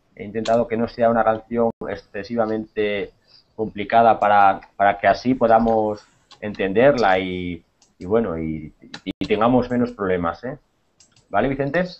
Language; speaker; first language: Spanish; native; Spanish